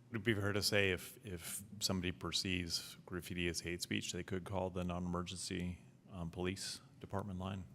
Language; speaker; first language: English; native; English